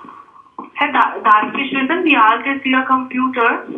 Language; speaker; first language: German; non-native, learner; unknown